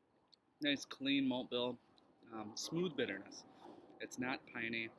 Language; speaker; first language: English; native; English